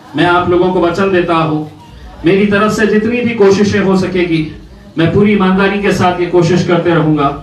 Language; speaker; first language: Hindi; non-native, local second language; Marathi